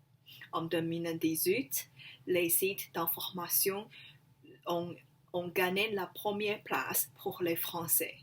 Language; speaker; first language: French; non-native, learner; Chinese